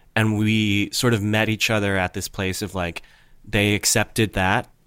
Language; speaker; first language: English; native; English